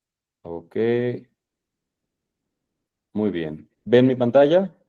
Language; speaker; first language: Spanish; native; Spanish